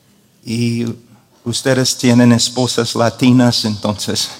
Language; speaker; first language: Spanish; non-native, fluent; English